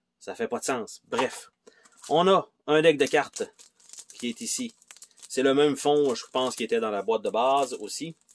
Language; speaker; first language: French; native; French